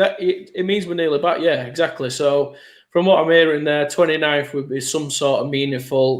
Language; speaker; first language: English; native; English